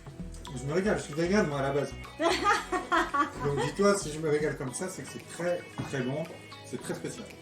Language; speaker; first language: French; native; French